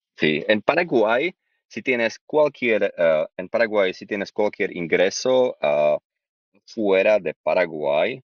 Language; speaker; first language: Spanish; non-native, learner; Slovak